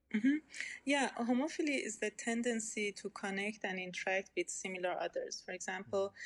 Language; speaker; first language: English; non-native, fluent; Persian